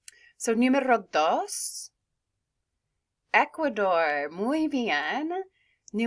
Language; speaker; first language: Spanish; non-native, fluent; English